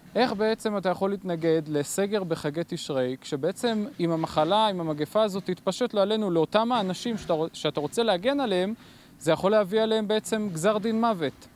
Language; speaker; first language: Hebrew; native; Hebrew